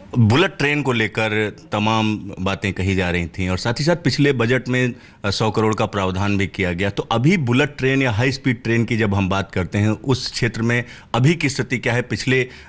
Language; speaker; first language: Hindi; native; Hindi